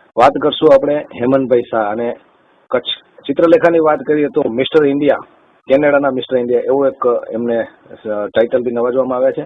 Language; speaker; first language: Gujarati; native; Gujarati